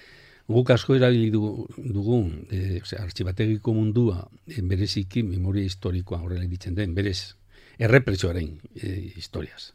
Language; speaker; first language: Basque; non-native, local second language; Spanish